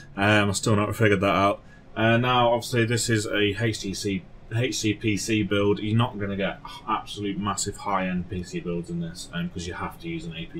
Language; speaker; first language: English; native; English